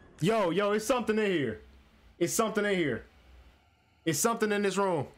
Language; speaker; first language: English; native; English